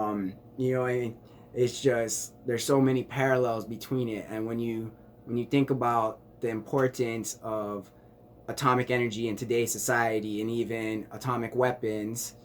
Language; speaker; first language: English; native; English